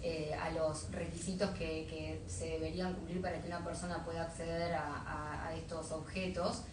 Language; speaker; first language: Spanish; native; Spanish